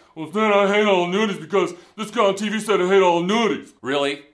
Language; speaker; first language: English; native; English